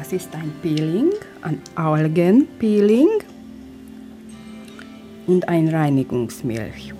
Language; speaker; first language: German; non-native, learner; Hungarian